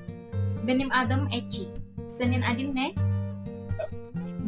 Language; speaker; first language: Turkish; non-native, learner; Indonesian